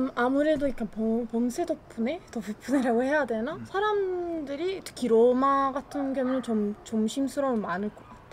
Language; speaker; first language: Korean; non-native, fluent; Italian